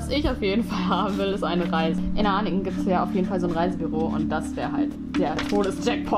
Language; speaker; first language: German; native; German